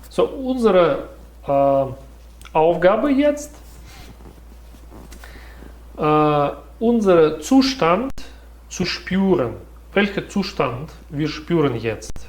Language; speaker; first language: German; non-native, learner; Russian